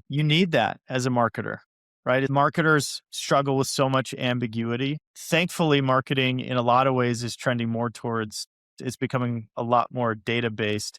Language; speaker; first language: English; native; English